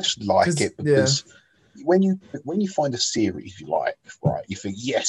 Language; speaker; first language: English; native; English